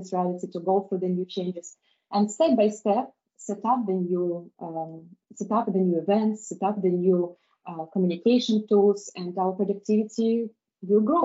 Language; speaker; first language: English; non-native, fluent; Russian